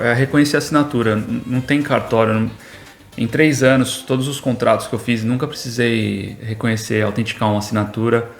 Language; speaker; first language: Portuguese; native; Portuguese